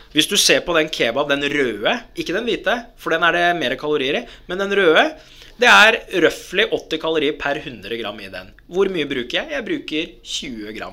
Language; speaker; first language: Norwegian; early bilingual, other home language; Arabic